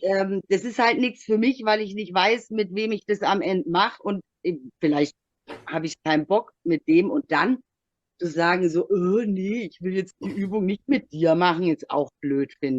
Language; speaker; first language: German; native; German